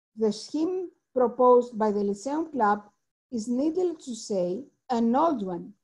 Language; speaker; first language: English; non-native, fluent; Greek